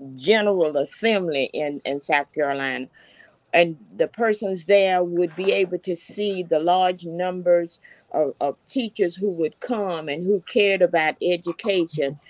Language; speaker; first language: English; native; English